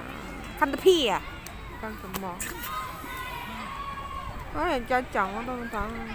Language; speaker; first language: Chinese; non-native, learner; Javanese